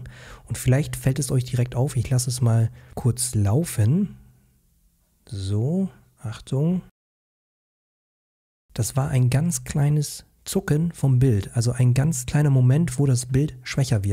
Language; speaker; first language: German; native; German